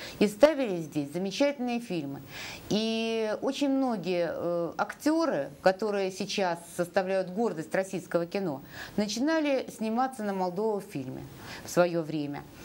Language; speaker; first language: Russian; native; Russian